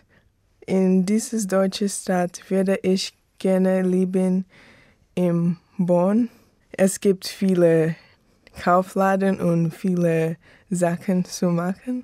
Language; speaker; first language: German; non-native, learner; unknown